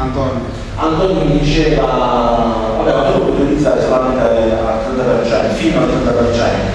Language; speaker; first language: Italian; native; Italian